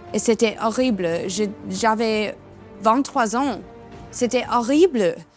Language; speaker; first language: French; non-native, learner; English